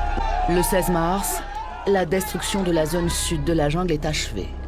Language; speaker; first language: French; native; French